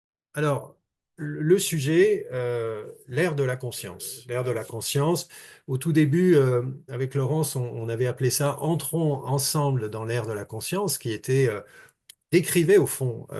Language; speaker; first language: French; native; French